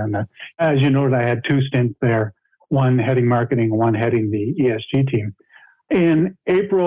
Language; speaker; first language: English; native; English